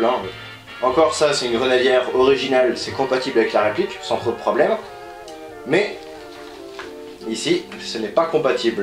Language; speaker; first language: French; native; French